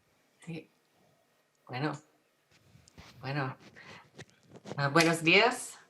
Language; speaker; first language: Spanish; non-native, fluent; English